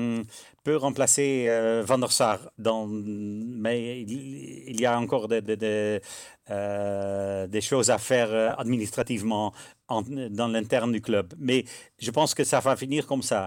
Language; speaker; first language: French; non-native, fluent; Dutch